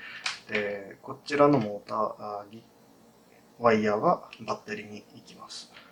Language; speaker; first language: Japanese; non-native, fluent; English